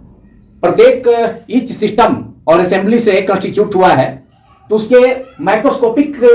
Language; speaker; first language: Hindi; native; Hindi